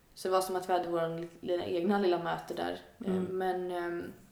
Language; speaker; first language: Swedish; native; Swedish